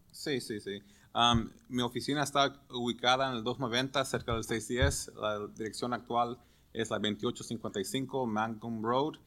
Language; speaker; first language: Spanish; early bilingual, heritage; Spanish